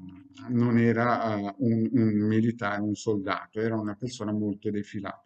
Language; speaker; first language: Italian; native; Italian